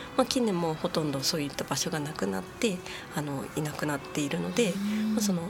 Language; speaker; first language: Japanese; native; Japanese